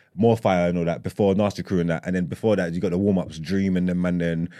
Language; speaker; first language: English; native; English